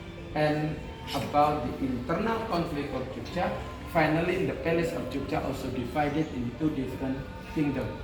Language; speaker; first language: English; non-native, learner; Indonesian